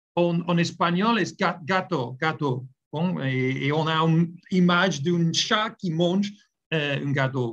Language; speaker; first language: French; non-native, learner; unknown